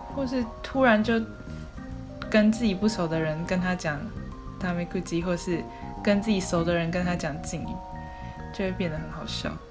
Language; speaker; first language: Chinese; native; Chinese